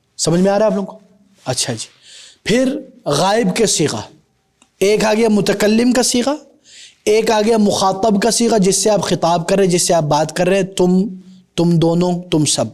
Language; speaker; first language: Urdu; native; Urdu